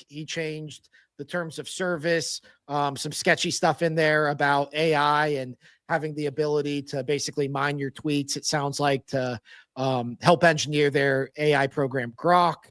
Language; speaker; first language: English; native; English